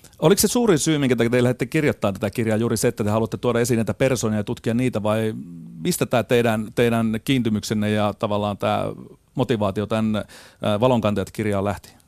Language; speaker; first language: Finnish; native; Finnish